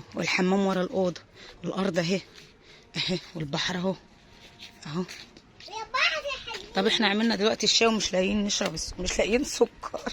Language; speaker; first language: Arabic; native; Arabic